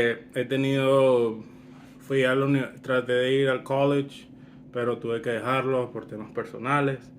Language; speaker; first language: Spanish; early bilingual, other home language; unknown